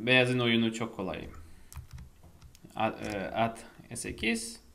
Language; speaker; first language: Turkish; non-native, fluent; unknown